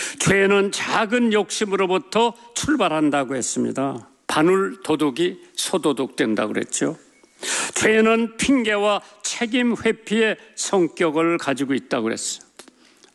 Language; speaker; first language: Korean; native; Korean